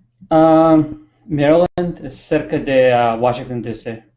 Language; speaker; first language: Spanish; non-native, learner; English